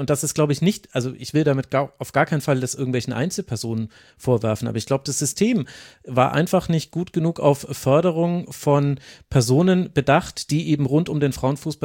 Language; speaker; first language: German; native; German